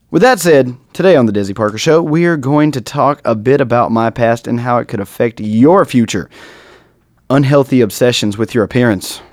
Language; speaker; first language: English; native; English